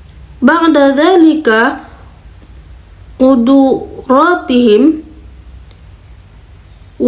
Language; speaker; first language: Arabic; non-native, learner; Indonesian